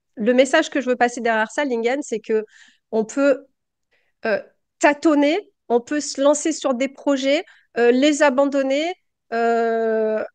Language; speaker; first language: French; native; French